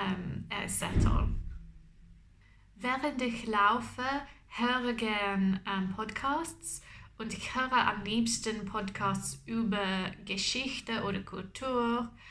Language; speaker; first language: German; non-native, learner; English